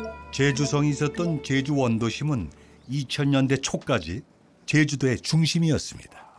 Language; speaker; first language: Korean; native; Korean